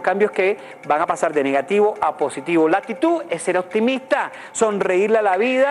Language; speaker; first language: Spanish; native; Spanish